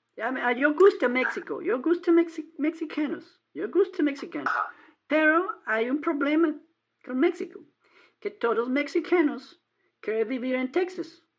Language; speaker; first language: Spanish; non-native, learner; English